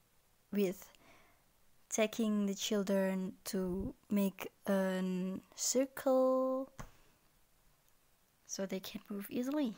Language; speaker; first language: English; non-native, learner; Indonesian